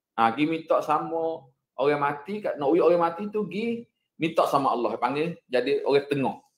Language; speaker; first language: Malay; native; Malay